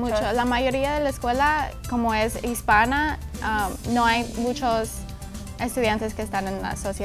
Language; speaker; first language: Spanish; early bilingual, heritage; Spanish